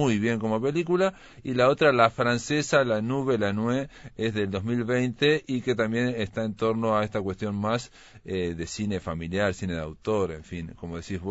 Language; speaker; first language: Spanish; native; Spanish